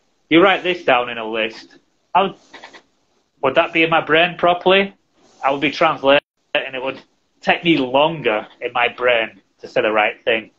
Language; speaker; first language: English; native; English